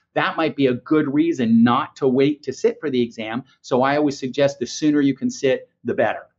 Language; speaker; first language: English; native; English